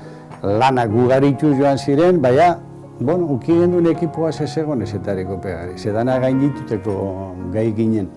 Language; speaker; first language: Basque; native; Basque